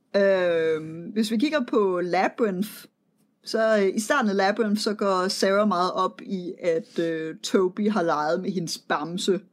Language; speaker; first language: Danish; native; Danish